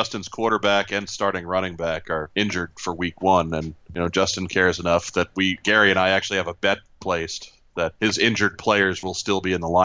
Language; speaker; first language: English; native; English